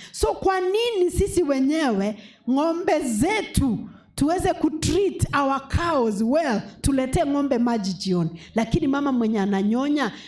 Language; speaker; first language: Swahili; non-native, local second language; Gusii